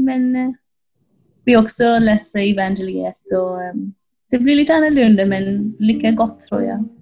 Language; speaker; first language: Swedish; non-native, fluent; English